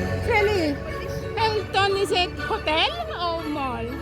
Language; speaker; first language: English; non-native, local second language; Filipino